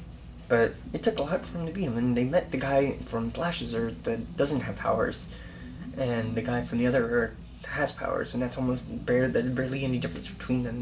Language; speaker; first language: English; native; English